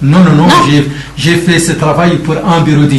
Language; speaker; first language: French; non-native, local second language; Arabic